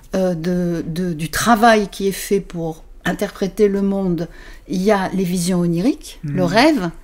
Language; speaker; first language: French; native; French